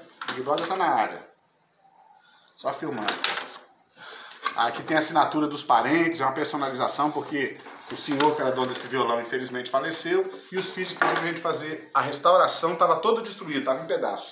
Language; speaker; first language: Portuguese; native; Portuguese